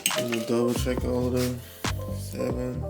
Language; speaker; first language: English; native; English